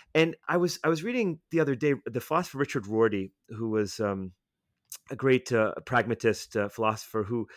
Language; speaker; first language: English; native; English